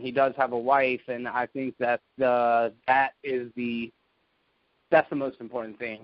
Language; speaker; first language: English; native; English